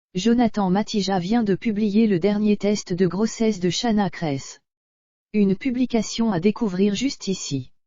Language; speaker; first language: French; native; French